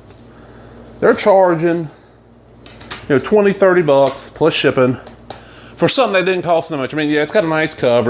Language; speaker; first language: English; native; English